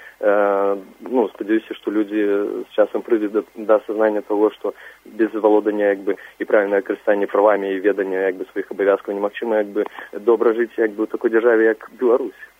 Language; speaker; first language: Belarusian; non-native, local second language; Russian